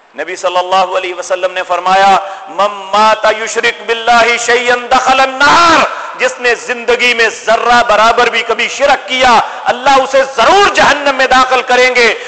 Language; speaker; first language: Urdu; non-native, local second language; Punjabi